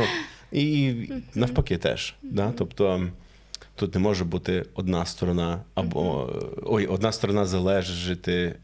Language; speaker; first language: Ukrainian; non-native, fluent; English